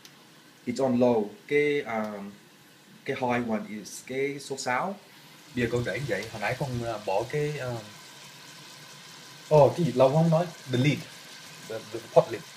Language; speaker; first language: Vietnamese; early bilingual, heritage; Vietnamese